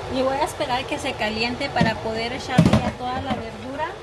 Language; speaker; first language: Spanish; early bilingual, heritage; Spanish